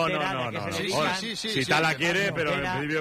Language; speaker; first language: Spanish; native; Spanish